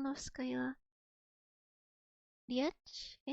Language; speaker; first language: Russian; non-native, learner; English